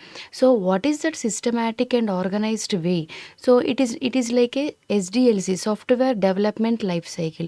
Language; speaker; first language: English; non-native, local second language; Telugu